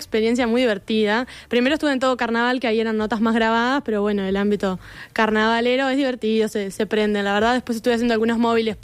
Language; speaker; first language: Spanish; native; Spanish